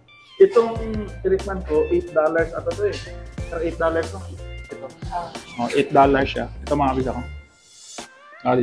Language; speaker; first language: Filipino; non-native, local second language; Cebuano